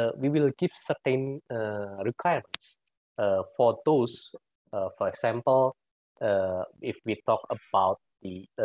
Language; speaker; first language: English; non-native, fluent; Indonesian